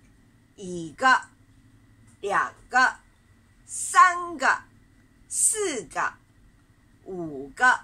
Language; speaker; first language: Chinese; non-native, fluent; Japanese